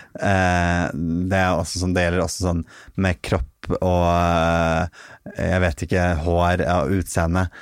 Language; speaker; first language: Norwegian; early bilingual, other home language; Arabic